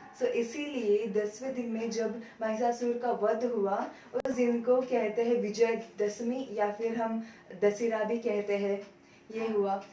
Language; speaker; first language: Hindi; non-native, local second language; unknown